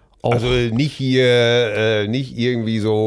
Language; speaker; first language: German; native; German